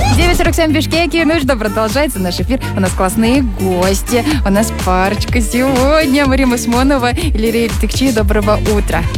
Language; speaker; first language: Russian; native; Russian